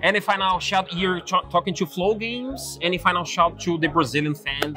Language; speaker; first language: English; non-native, fluent; Portuguese